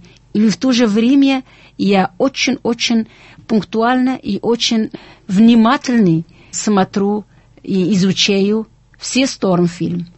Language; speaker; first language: Russian; non-native, fluent; Arabic